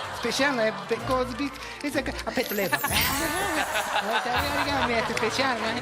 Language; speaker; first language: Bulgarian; non-native, learner; Japanese